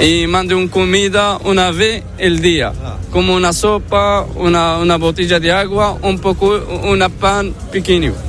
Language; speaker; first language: Spanish; non-native, learner; Arabic